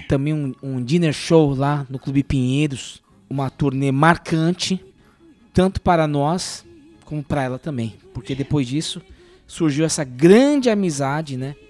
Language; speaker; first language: Portuguese; native; Portuguese